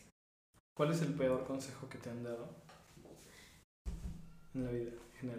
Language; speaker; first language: Spanish; native; Spanish